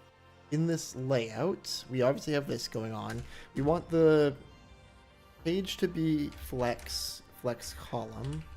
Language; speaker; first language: English; native; English